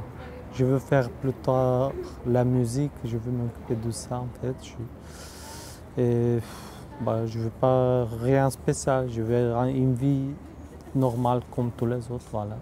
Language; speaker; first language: French; non-native, fluent; Bulgarian